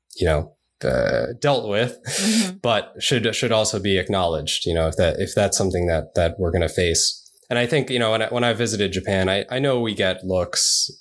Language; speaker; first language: English; native; English